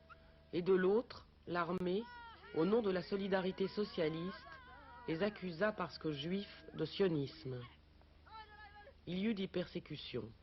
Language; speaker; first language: French; native; French